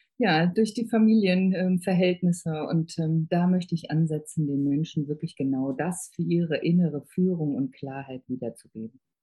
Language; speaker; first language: German; native; German